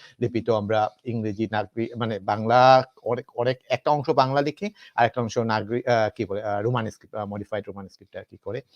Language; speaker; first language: Bangla; non-native, local second language; Manipuri